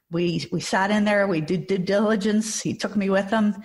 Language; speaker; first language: English; native; English